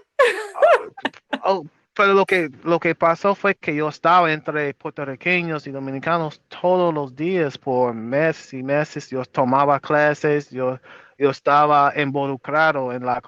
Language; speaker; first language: Spanish; non-native, fluent; English